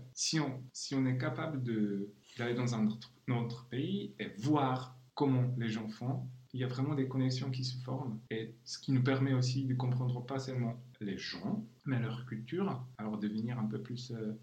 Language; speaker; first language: French; non-native, fluent; Czech